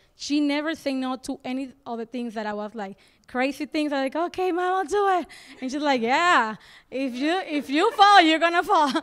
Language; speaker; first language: English; non-native, fluent; Spanish